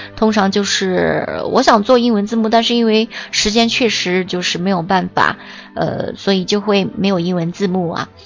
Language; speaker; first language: Chinese; native; Chinese